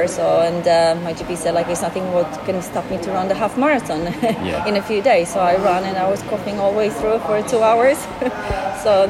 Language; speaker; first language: English; non-native, fluent; Polish